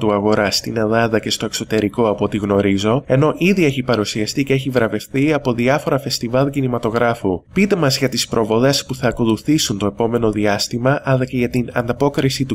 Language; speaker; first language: Greek; native; Greek